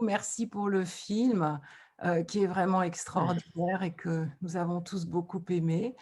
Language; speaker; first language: French; native; French